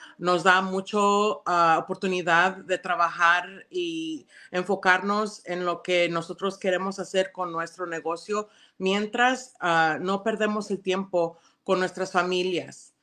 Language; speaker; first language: Spanish; early bilingual, heritage; Spanish